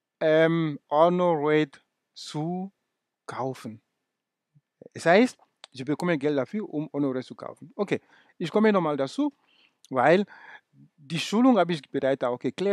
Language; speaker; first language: German; non-native, fluent; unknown